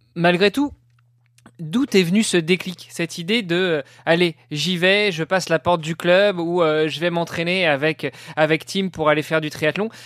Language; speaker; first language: French; non-native, fluent; Italian